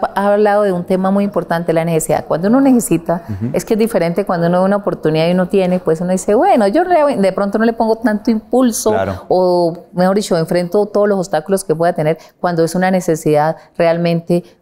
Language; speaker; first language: Spanish; native; Spanish